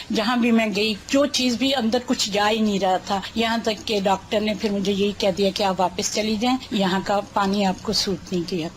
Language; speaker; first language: Urdu; native; Urdu